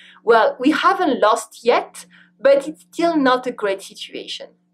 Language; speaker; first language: English; non-native, fluent; French